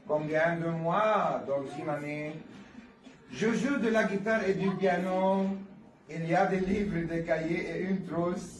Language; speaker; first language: French; non-native, fluent; Arabic